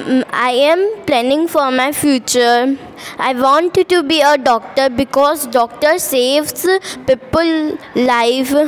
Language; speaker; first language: English; non-native, learner; Hindi